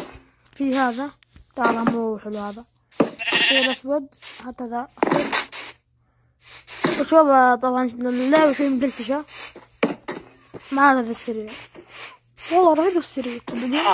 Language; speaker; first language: Arabic; native; Arabic